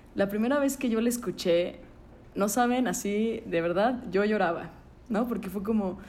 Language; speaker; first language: Spanish; native; Spanish